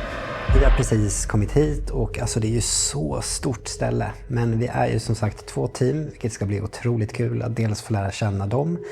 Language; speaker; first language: Swedish; native; Swedish